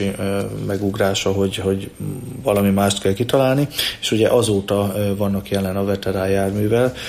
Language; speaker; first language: Hungarian; native; Hungarian